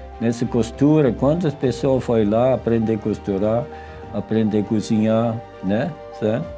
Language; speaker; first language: Portuguese; non-native, fluent; Swiss German